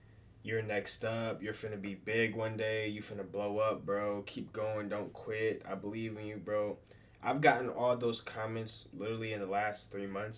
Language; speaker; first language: English; native; English